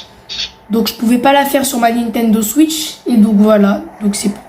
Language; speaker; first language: French; native; French